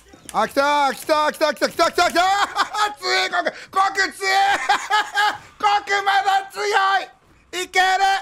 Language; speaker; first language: Japanese; native; Japanese